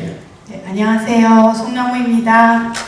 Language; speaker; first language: Korean; native; Korean